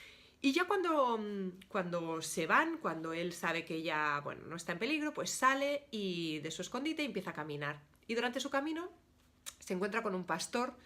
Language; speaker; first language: Spanish; native; Spanish